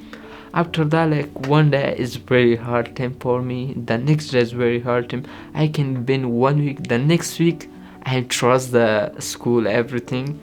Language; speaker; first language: English; non-native, learner; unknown